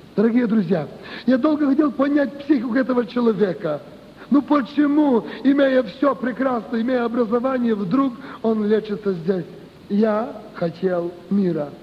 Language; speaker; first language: Russian; non-native, local second language; Ukrainian